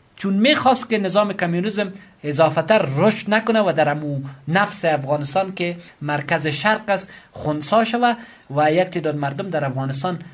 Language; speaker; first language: Persian; native; Persian